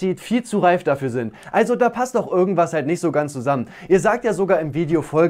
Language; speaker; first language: German; native; German